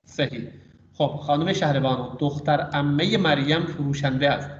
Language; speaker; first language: Persian; non-native, fluent; Urdu